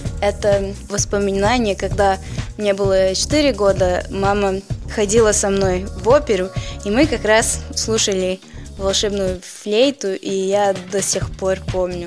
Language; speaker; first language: Russian; early bilingual, heritage; Russian